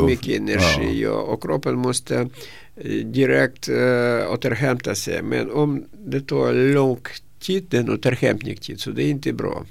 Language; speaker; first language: Swedish; non-native, fluent; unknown